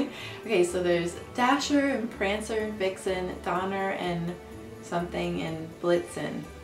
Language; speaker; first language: English; native; English